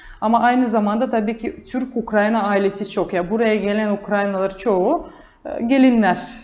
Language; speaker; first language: Turkish; non-native, fluent; Russian